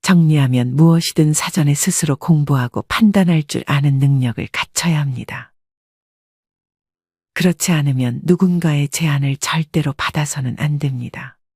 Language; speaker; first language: Korean; native; Korean